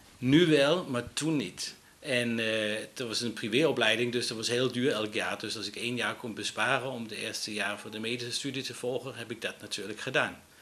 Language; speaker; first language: Dutch; non-native, fluent; Danish